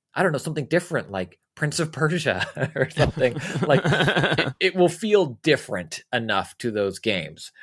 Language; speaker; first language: English; native; English